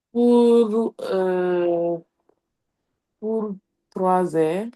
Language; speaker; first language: French; non-native, learner; English